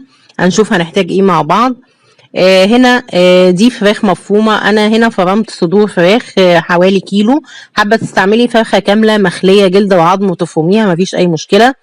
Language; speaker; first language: Arabic; native; Arabic